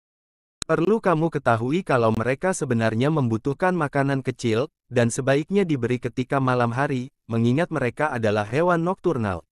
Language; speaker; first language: Indonesian; native; Indonesian